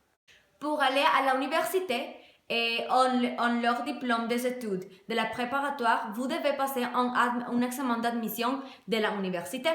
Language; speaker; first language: French; non-native, learner; Spanish